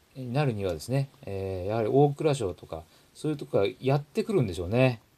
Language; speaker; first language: Japanese; native; Japanese